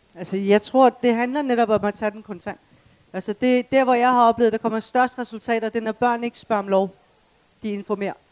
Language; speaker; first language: Danish; early bilingual, other home language; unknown